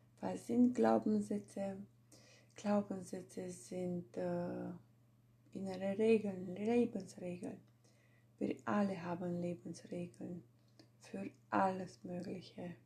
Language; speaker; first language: German; non-native, fluent; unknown